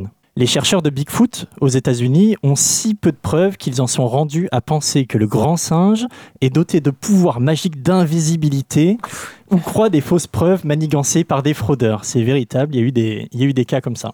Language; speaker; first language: French; native; French